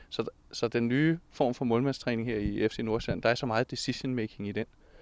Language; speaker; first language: Danish; native; Danish